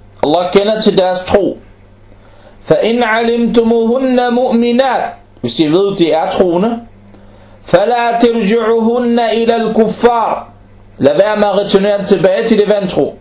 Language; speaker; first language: Danish; non-native, fluent; Arabic